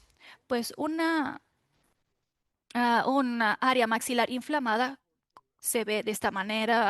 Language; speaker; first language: Spanish; non-native, fluent; German